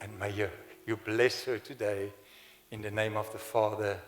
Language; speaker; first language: English; non-native, local second language; Afrikaans